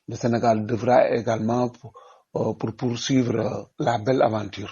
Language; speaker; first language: French; non-native, local second language; Wolof